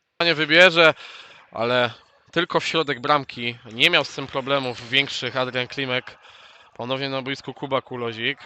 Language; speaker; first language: Polish; native; Polish